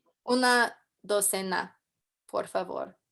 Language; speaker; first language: Spanish; non-native, learner; English